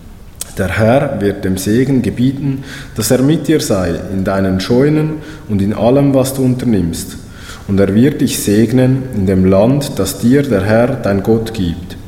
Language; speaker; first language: German; native; German